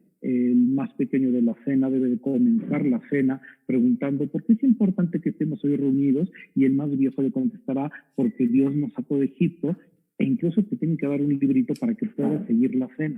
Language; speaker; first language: Spanish; native; Spanish